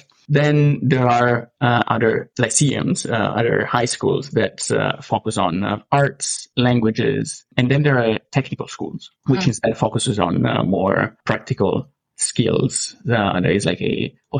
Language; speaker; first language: English; non-native, fluent; Italian